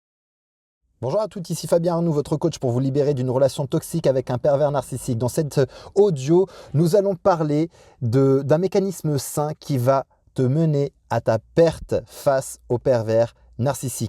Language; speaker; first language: French; native; French